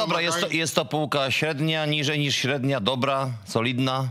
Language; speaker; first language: Polish; native; Polish